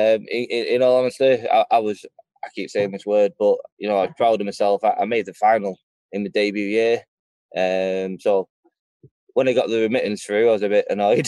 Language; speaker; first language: English; native; English